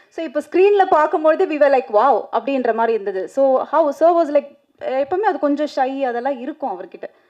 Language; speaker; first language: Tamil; native; Tamil